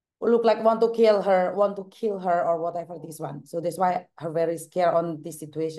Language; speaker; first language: English; non-native, learner; Javanese